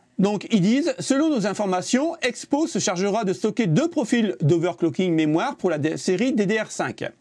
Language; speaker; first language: French; native; French